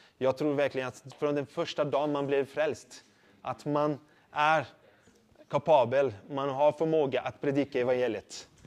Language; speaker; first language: Swedish; non-native, fluent; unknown